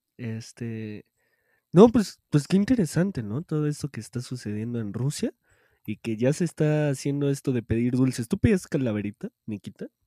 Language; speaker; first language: Spanish; native; Spanish